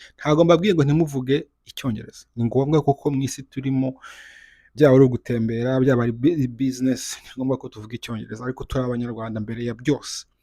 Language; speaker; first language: Kinyarwanda; native; Kinyarwanda